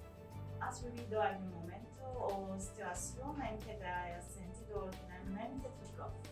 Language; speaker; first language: Spanish; non-native, fluent; Turkish